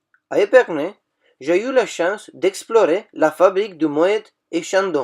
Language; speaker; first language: French; non-native, fluent; Romanian